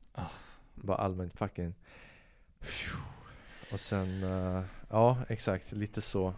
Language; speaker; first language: Swedish; early bilingual, other home language; Albanian